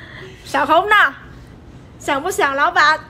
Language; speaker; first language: Chinese; non-native, fluent; Vietnamese